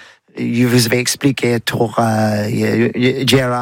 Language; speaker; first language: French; non-native, learner; English